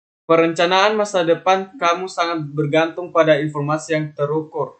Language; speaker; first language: Indonesian; native; Indonesian